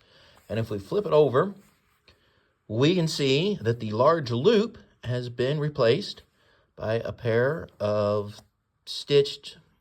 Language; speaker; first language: English; native; English